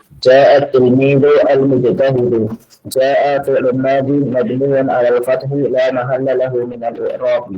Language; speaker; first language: Arabic; non-native, learner; Indonesian